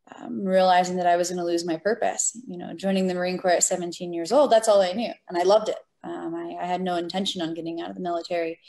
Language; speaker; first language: English; native; English